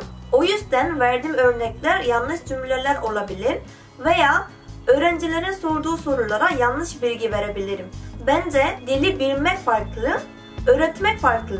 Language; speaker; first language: Turkish; non-native, fluent; Korean